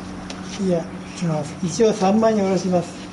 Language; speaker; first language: Japanese; native; Japanese